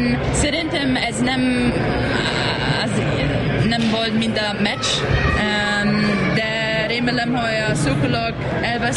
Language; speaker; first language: Hungarian; non-native, learner; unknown